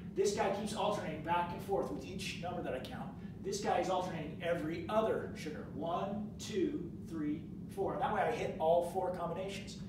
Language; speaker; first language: English; native; English